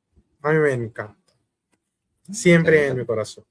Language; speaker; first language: Spanish; non-native, fluent; Hindi